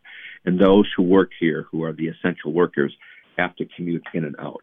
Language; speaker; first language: English; native; English